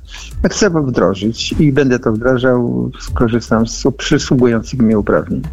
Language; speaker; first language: Polish; native; Polish